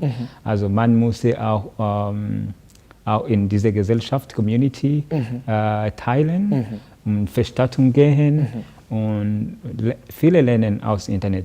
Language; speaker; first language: German; non-native, learner; Kinyarwanda